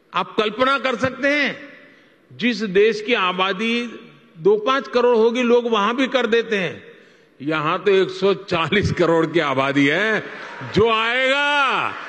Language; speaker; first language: Hindi; non-native, local second language; Gujarati